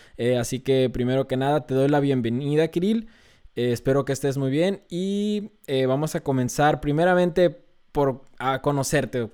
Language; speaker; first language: Spanish; native; Spanish